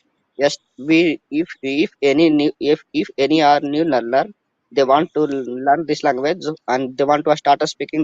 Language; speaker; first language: English; non-native, learner; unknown